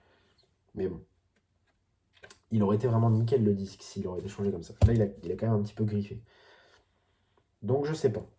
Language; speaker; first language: French; native; French